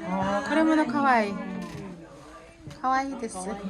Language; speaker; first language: Japanese; non-native, learner; Korean